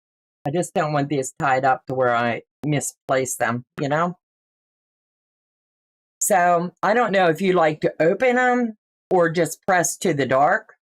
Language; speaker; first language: English; native; English